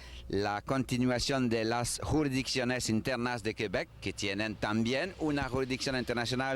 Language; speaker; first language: Spanish; non-native, learner; French